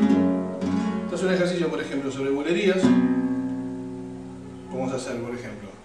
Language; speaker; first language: Spanish; native; Spanish